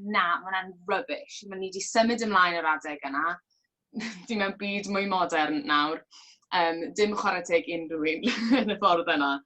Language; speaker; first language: Welsh; native; Welsh